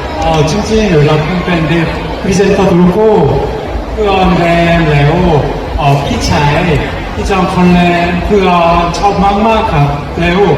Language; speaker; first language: Thai; non-native, learner; Korean